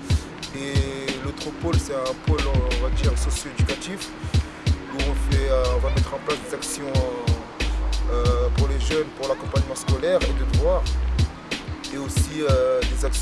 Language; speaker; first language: French; native; French